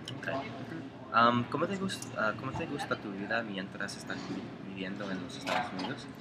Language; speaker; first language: Spanish; non-native, learner; English